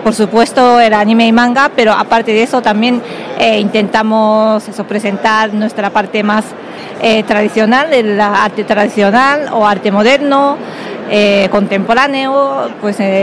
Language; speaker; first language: Spanish; non-native, fluent; Japanese